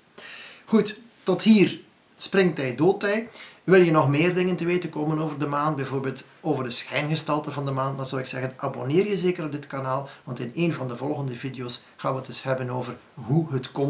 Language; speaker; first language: Dutch; native; Dutch